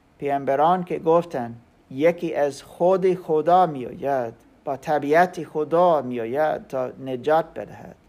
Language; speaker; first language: Persian; non-native, learner; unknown